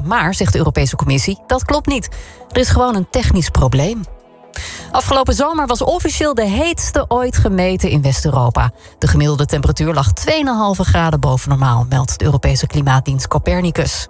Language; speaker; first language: Dutch; native; Dutch